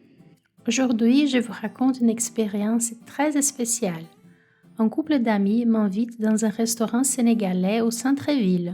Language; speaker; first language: French; non-native, fluent; Portuguese